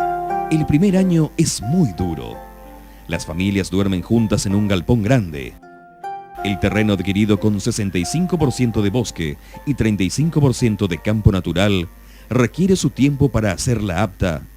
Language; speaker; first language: Spanish; native; Spanish